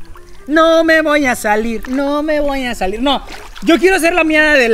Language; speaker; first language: Spanish; native; Spanish